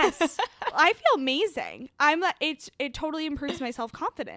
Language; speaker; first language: English; native; English